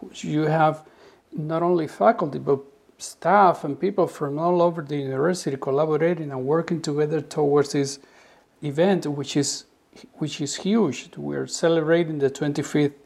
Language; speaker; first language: English; non-native, fluent; Spanish